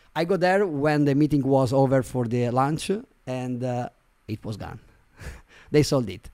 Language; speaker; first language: English; non-native, fluent; Italian